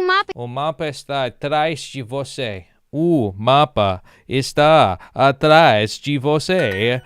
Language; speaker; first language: Portuguese; non-native, learner; English